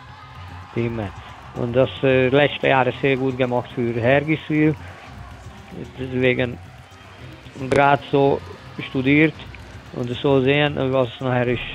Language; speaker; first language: German; non-native, learner; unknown